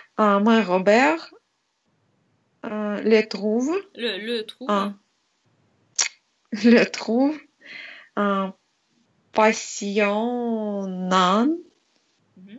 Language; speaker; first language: French; non-native, learner; Russian